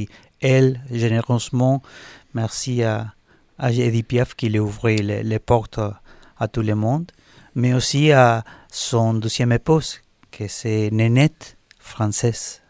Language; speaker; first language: French; non-native, learner; Spanish